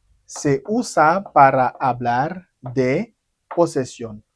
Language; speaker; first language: Spanish; non-native, fluent; Haitian Creole